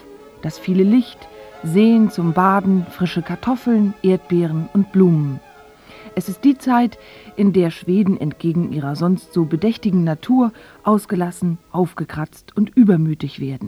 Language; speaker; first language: German; native; German